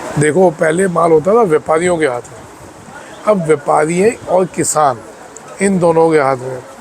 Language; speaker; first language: Hindi; native; Hindi